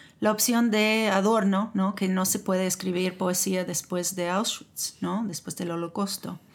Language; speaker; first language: Spanish; non-native, fluent; English